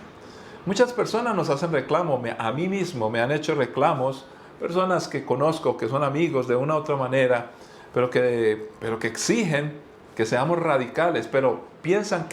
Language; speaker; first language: Spanish; native; Spanish